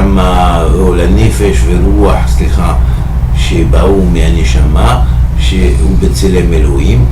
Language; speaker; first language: Hebrew; non-native, fluent; French